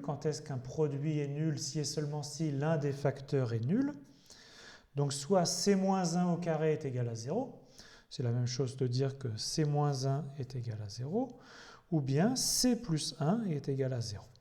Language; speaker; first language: French; native; French